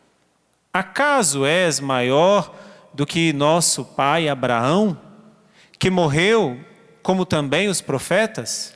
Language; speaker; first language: Portuguese; native; Portuguese